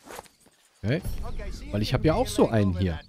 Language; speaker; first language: German; native; German